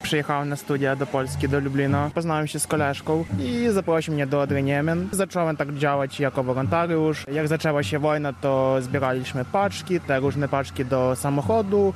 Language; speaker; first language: Polish; non-native, fluent; Ukrainian